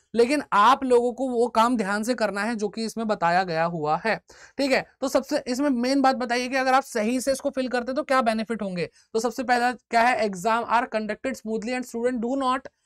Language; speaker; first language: Hindi; native; Hindi